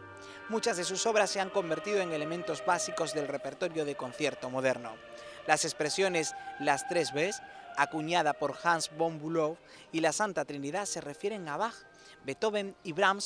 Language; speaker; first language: Spanish; native; Spanish